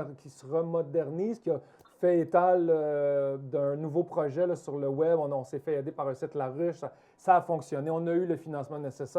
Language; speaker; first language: French; native; French